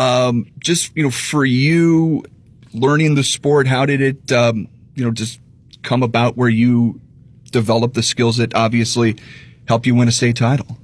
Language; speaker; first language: English; native; English